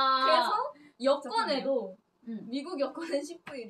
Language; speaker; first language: Korean; early bilingual, heritage; Korean